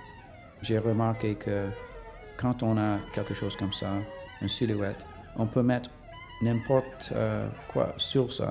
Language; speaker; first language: French; non-native, fluent; English